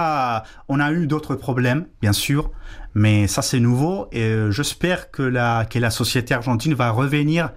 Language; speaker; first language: French; non-native, fluent; Spanish